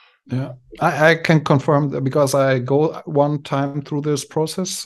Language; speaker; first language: English; non-native, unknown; German